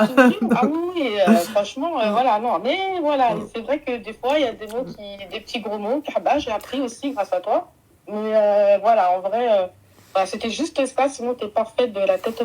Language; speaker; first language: French; native; French